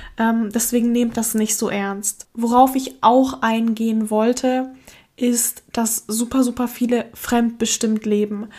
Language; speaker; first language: German; early bilingual, other home language; Russian